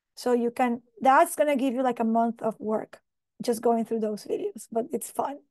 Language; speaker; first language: English; non-native, fluent; Spanish